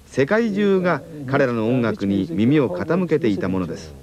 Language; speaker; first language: Japanese; non-native, fluent; Filipino